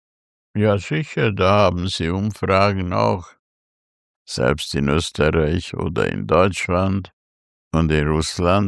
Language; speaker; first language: German; non-native, fluent; Hungarian